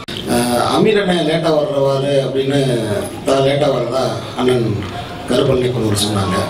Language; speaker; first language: Tamil; native; Tamil